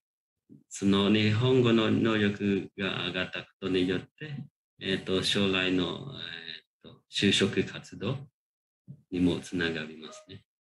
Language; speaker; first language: Japanese; non-native, fluent; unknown